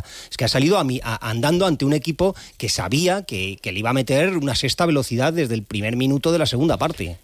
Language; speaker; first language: Spanish; native; Spanish